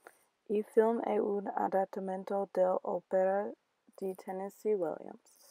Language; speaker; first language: Italian; non-native, learner; English